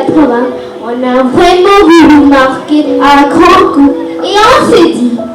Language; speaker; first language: French; non-native, learner; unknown